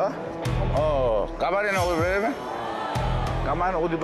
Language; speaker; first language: Korean; native; Korean